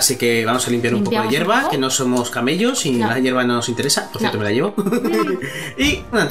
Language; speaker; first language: Spanish; native; Spanish